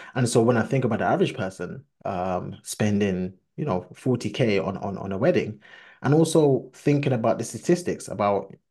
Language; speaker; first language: English; early bilingual, other home language; Akan